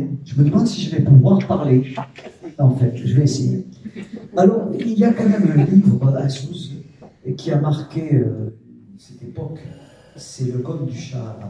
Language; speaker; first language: French; native; French